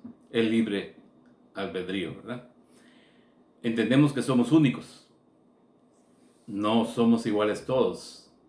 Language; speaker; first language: Spanish; native; Spanish